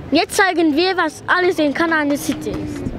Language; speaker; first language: German; non-native, local second language; Luxembourgish